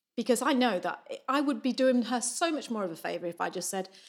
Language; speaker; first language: English; native; English